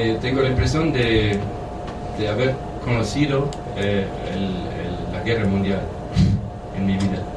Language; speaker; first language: Spanish; non-native, fluent; German